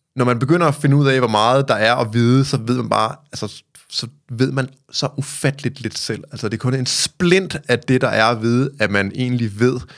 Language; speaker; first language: Danish; native; Danish